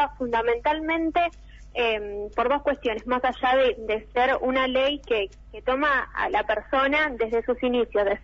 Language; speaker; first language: Spanish; native; Spanish